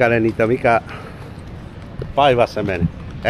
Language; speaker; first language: Finnish; non-native, learner; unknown